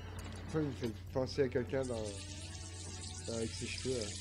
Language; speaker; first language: French; native; French